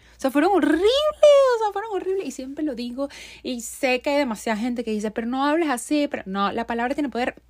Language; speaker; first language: Spanish; native; Spanish